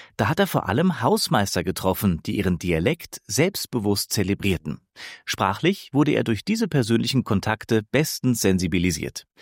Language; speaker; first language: German; native; German